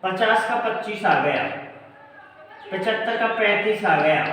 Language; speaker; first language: Hindi; native; Hindi